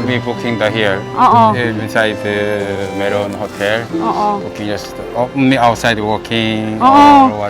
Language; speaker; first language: English; non-native, learner; Korean